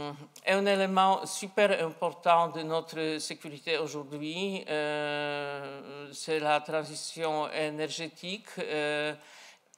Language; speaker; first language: French; non-native, fluent; Polish